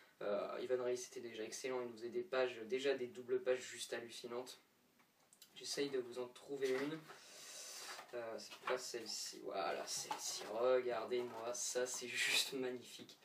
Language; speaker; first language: French; native; French